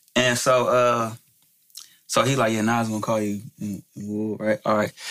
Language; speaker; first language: English; native; English